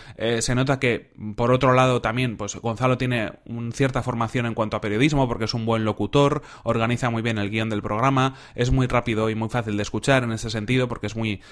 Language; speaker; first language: Spanish; native; Spanish